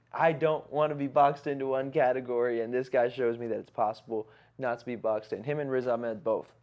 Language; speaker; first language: English; early bilingual, other home language; Hindi